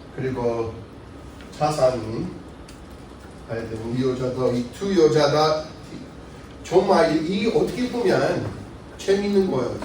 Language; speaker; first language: Korean; non-native, fluent; English